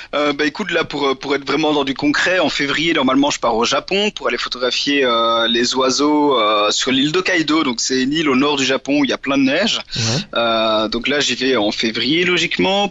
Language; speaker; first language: French; native; French